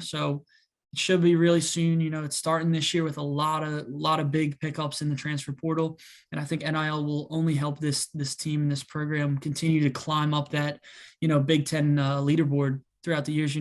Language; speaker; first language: English; native; English